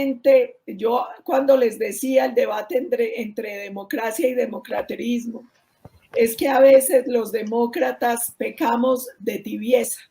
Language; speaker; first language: Spanish; native; Spanish